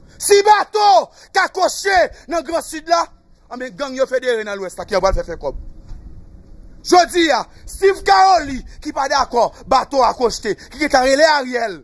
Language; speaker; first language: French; non-native, local second language; Haitian Creole